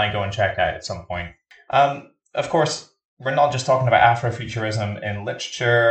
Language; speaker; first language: English; native; English